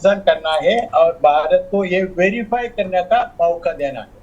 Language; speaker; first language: Hindi; non-native, local second language; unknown